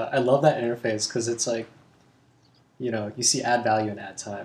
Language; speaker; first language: English; non-native, local second language; Cantonese